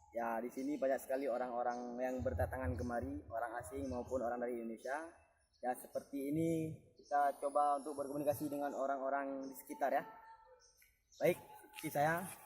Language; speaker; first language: Indonesian; non-native, local second language; Achinese